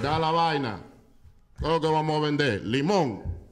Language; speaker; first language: Spanish; native; Spanish